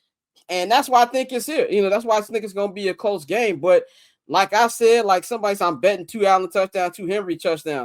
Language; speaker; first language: English; native; English